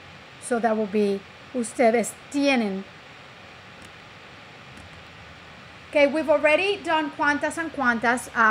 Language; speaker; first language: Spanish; non-native, fluent; English